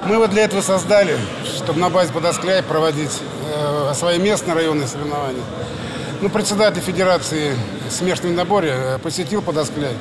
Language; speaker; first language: Russian; native; Russian